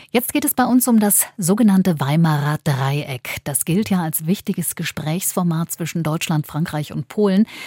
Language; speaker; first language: German; native; German